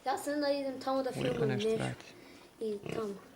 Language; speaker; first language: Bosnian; early bilingual, heritage; English